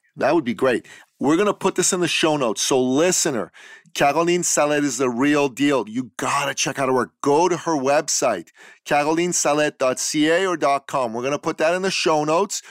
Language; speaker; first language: English; native; English